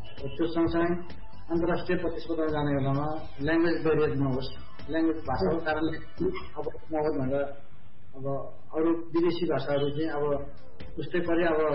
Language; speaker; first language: Nepali; non-native, local second language; Gurung